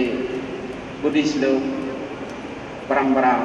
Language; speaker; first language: Hindi; non-native, learner; Khmer